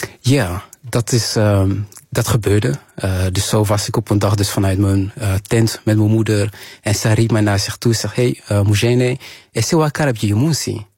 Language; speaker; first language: Dutch; early bilingual, other home language; Kinyarwanda